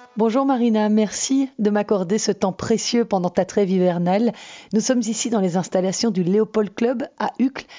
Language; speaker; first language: French; native; French